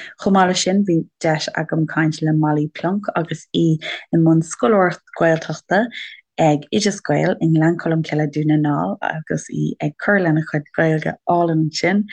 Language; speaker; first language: Irish; native; Irish